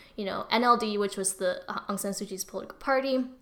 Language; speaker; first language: English; early bilingual, other home language; Burmese